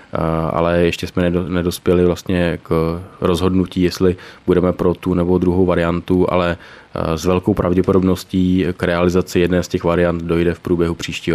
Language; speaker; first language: Czech; native; Czech